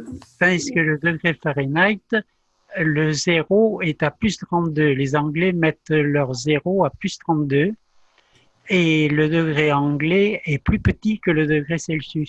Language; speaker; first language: French; native; French